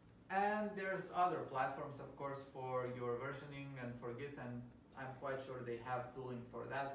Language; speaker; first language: English; non-native, fluent; Lithuanian